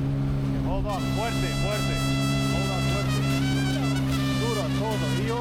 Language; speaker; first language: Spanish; non-native, learner; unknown